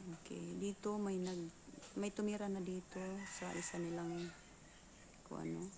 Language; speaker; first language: Filipino; non-native, local second language; Cebuano